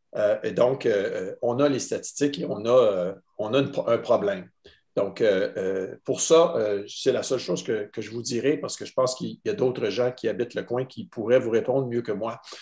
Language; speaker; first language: French; native; French